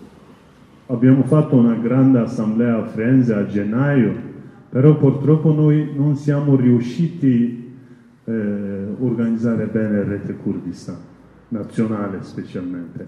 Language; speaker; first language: Italian; non-native, learner; Kurdish